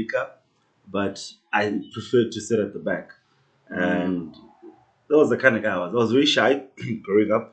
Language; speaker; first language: English; non-native, local second language; Northern Sotho